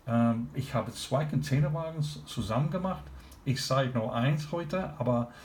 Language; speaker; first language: German; non-native, learner; English